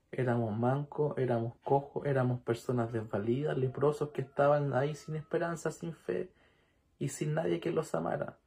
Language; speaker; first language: Spanish; native; Spanish